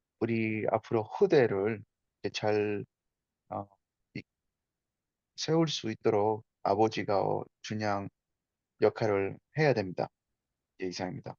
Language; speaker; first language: Korean; non-native, fluent; Spanish